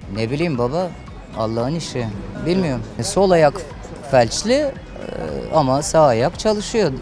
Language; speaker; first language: Turkish; native; Turkish